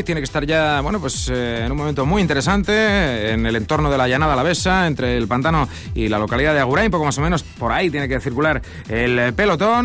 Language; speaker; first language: Spanish; native; Spanish